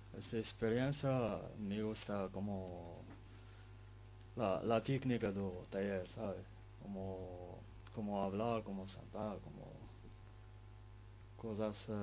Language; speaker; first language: Spanish; non-native, learner; Arabic